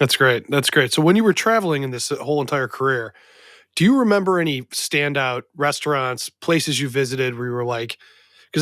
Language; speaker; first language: English; native; English